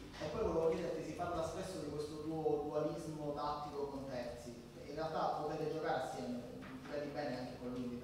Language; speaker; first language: Italian; native; Italian